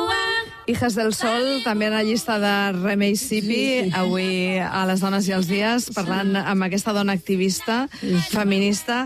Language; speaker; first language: Catalan; native; Catalan